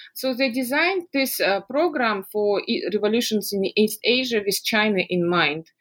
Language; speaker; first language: English; non-native, fluent; Russian